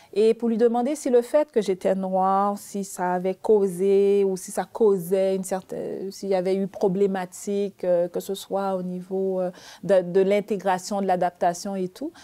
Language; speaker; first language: French; early bilingual, other home language; Haitian Creole